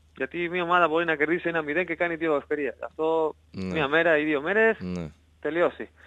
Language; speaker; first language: Greek; non-native, learner; Spanish